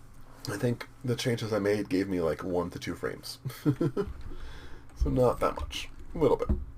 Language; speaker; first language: English; native; English